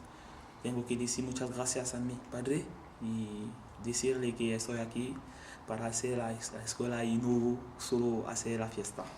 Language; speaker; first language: Spanish; non-native, learner; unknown